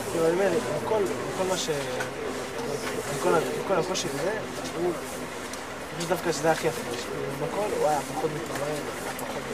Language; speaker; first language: Hebrew; native; Hebrew